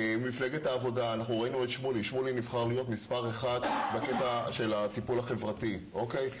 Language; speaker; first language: Hebrew; native; Hebrew